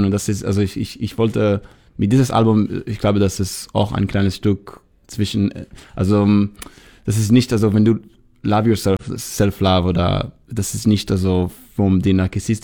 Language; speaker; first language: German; non-native, learner; Hebrew